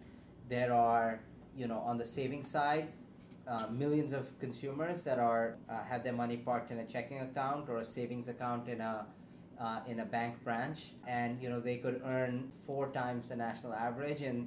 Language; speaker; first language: English; non-native, local second language; Urdu